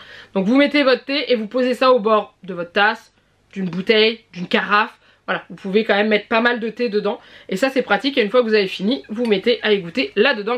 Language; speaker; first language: French; native; French